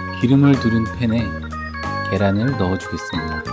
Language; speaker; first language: Korean; native; Korean